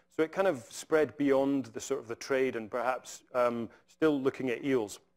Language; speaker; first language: English; native; English